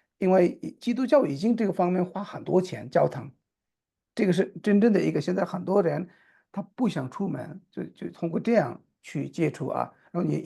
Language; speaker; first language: Chinese; non-native, local second language; Tibetan